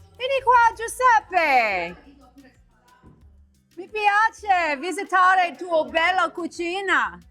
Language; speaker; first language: Italian; non-native, learner; English